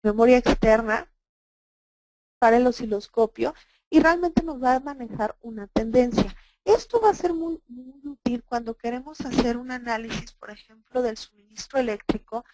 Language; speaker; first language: Spanish; native; Spanish